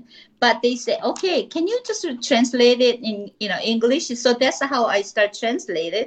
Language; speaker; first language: English; non-native, fluent; Korean